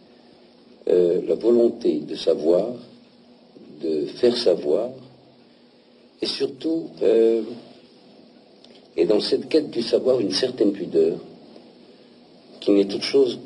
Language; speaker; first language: French; non-native, local second language; Arabic